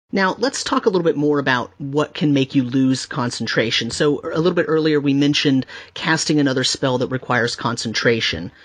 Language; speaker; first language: English; native; English